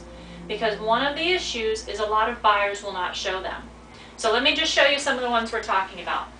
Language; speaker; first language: English; native; English